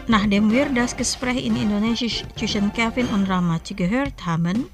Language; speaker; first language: German; non-native, fluent; Indonesian